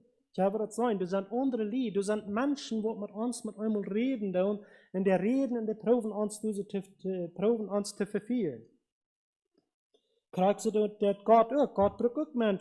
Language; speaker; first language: German; non-native, learner; Low German